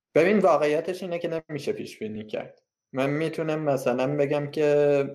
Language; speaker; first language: Persian; native; Persian